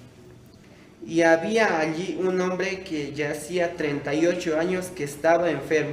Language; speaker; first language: Spanish; native; Spanish